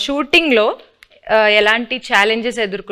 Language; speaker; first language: Telugu; native; Telugu